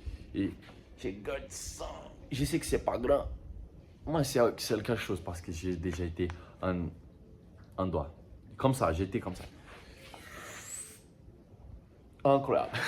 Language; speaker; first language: French; non-native, learner; Portuguese